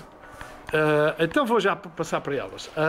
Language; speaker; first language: Portuguese; native; Portuguese